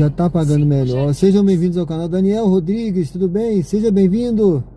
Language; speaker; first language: Portuguese; native; Portuguese